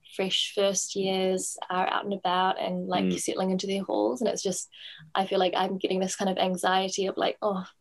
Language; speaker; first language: English; native; English